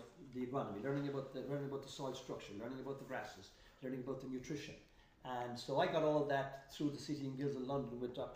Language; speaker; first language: English; native; English